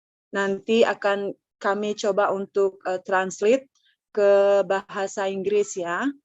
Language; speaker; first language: Indonesian; non-native, local second language; Balinese